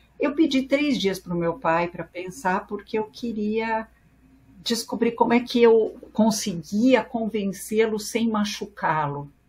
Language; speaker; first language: Portuguese; early bilingual, other home language; French